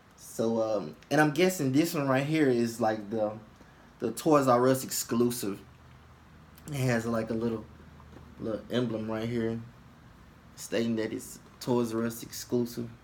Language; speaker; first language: English; native; English